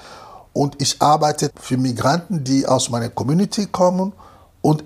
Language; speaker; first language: German; non-native, fluent; Lingala